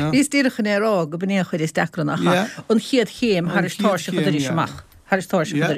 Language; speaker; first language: Irish; native; Irish